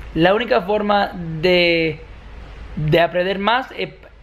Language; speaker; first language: Spanish; non-native, learner; English